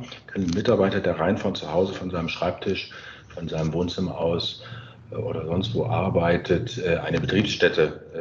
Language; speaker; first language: German; native; German